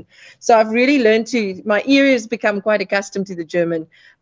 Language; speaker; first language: English; non-native, local second language; Afrikaans